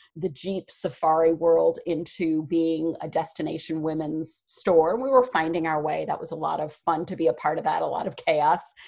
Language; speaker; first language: English; native; English